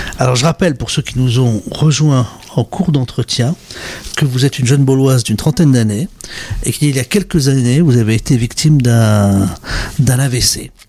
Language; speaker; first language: French; native; French